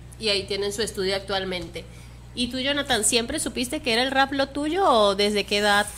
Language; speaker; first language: Spanish; native; Spanish